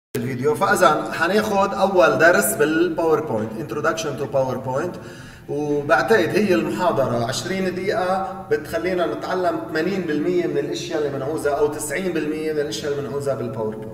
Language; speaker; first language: Arabic; native; Arabic